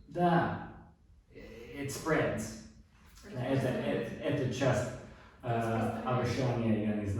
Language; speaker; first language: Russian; non-native, learner; English